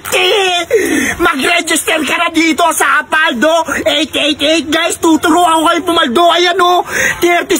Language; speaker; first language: Filipino; native; Filipino